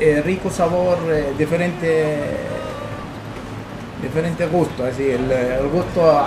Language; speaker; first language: Spanish; non-native, learner; Arabic